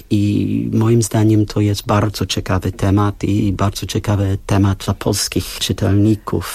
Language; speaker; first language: Polish; non-native, fluent; English